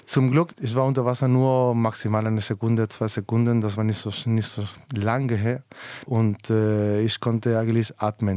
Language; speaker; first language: German; non-native, fluent; Spanish